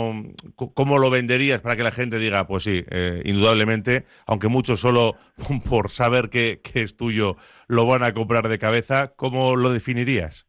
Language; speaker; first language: Spanish; native; Spanish